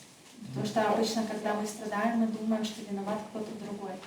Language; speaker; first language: Russian; native; Russian